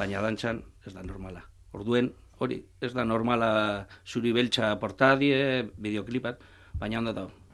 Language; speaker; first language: Basque; non-native, learner; Spanish